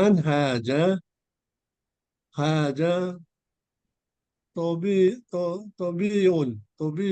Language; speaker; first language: Arabic; non-native, learner; Indonesian